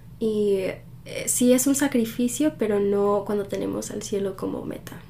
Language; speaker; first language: Spanish; early bilingual, heritage; Spanish